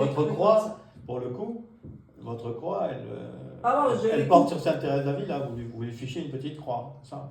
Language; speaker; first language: French; native; French